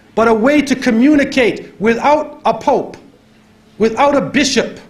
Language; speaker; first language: English; native; English